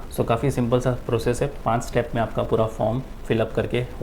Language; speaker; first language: Hindi; native; Hindi